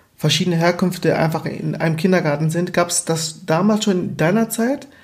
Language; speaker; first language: German; early bilingual, other home language; Portuguese